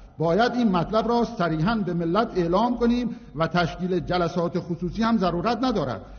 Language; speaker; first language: Persian; non-native, local second language; Azerbaijani